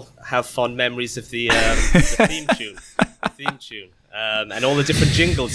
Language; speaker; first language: English; native; English